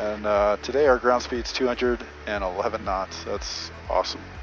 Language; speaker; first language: English; native; English